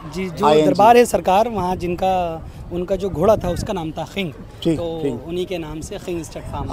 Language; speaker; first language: Hindi; native; Hindi